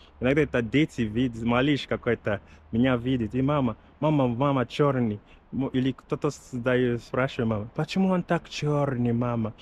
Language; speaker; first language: Russian; non-native, learner; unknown